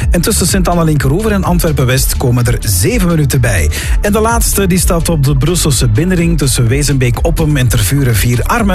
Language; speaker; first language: Dutch; native; Dutch